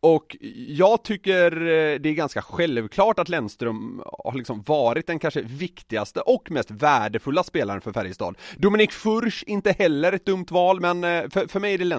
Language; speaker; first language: Swedish; native; Swedish